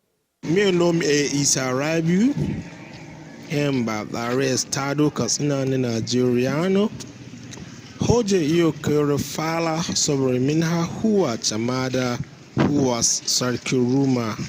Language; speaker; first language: Portuguese; non-native, learner; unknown